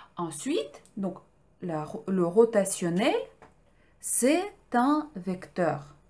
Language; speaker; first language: French; non-native, fluent; Ukrainian